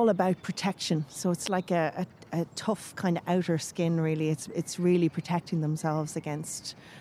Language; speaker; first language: English; native; English